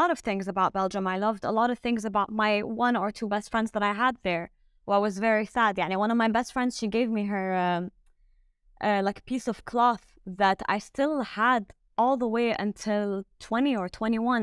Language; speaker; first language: English; early bilingual, other home language; French